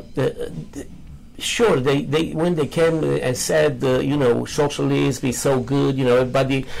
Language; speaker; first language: English; non-native, learner; Romanian